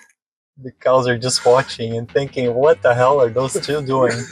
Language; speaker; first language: English; native; English